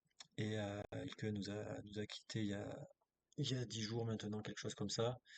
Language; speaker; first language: French; native; French